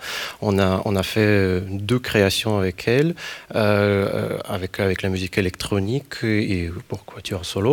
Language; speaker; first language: French; non-native, fluent; Ukrainian